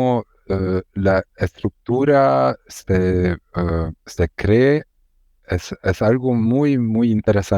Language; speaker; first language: Spanish; non-native, learner; Hungarian